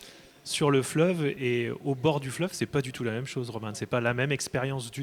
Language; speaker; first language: French; native; French